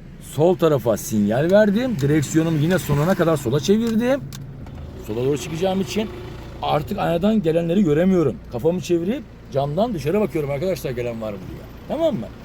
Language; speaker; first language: Turkish; native; Turkish